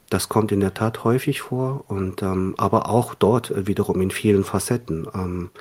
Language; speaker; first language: German; early bilingual, other home language; Korean